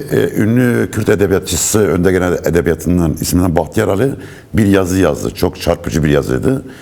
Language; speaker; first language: Turkish; non-native, local second language; Kurdish